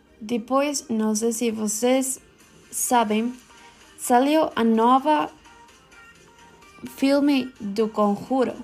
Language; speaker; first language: Portuguese; non-native, learner; Spanish